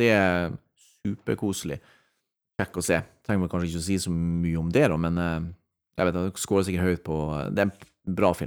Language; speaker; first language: Norwegian; native; Norwegian